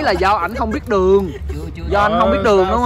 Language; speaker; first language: Vietnamese; native; Vietnamese